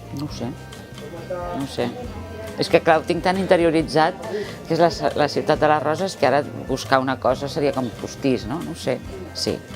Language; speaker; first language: Catalan; native; Catalan